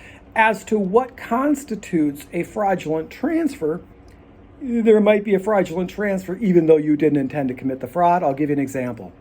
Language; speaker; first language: English; native; English